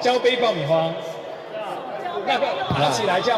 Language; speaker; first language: Chinese; native; Chinese